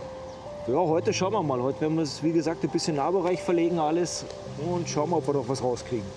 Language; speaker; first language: German; native; German